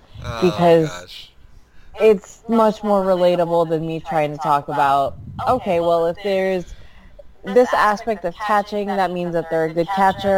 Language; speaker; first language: English; early bilingual, other home language; Filipino